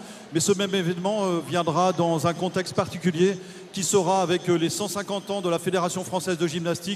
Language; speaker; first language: French; native; French